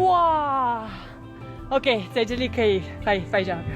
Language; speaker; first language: Chinese; non-native, learner; Romanian